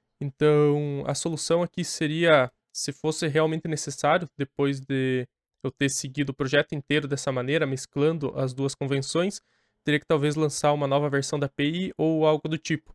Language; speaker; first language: Portuguese; native; Portuguese